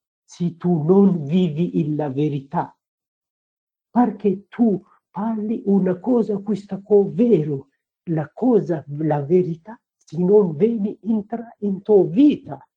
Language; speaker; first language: Italian; non-native, learner; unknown